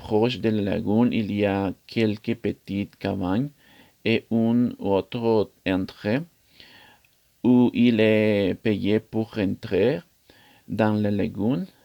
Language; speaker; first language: French; non-native, learner; Spanish